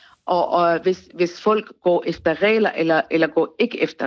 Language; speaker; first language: Danish; non-native, learner; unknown